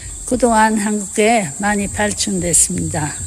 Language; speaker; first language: Korean; non-native, learner; English